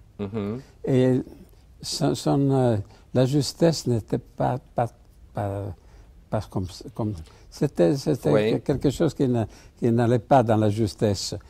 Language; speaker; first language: French; non-native, fluent; Italian